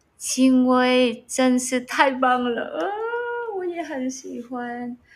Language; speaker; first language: Chinese; non-native, learner; Vietnamese